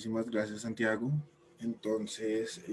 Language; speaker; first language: Spanish; native; Spanish